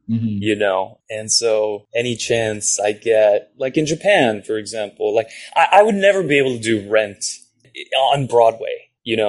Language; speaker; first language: English; non-native, fluent; Japanese